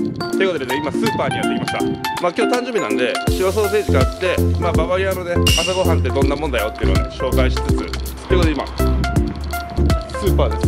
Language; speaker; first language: Japanese; native; Japanese